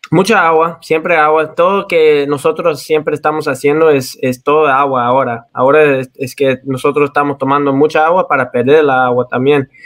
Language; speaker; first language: Spanish; early bilingual, heritage; Spanish